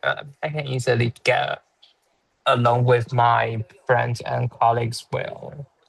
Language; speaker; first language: English; non-native, learner; Chinese